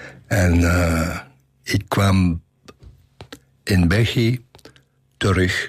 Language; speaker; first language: Dutch; non-native, learner; French